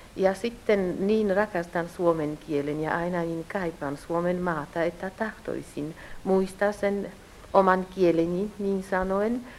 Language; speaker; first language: Finnish; early bilingual, heritage; Polish